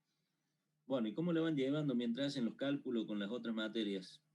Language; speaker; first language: Spanish; native; Spanish